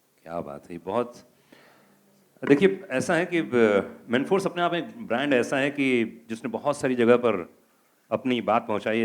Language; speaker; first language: Hindi; native; Hindi